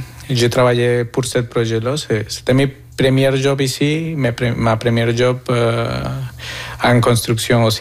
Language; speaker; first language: French; non-native, fluent; Spanish